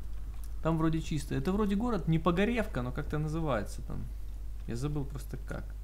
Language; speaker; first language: Russian; native; Russian